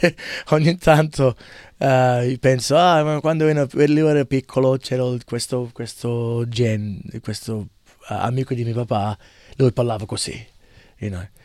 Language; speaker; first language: Italian; early bilingual, heritage; English